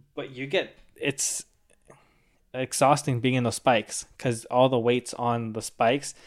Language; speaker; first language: English; native; English